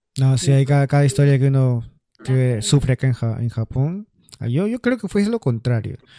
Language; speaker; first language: Spanish; native; Spanish